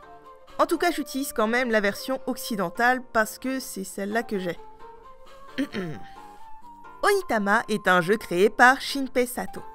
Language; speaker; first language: French; native; French